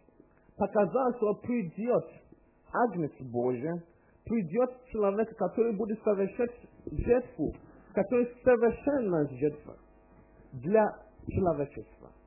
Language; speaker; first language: Russian; non-native, learner; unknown